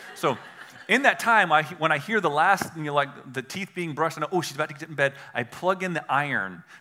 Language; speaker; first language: English; native; English